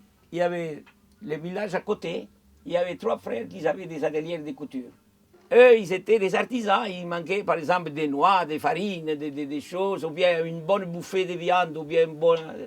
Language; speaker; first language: French; non-native, fluent; Italian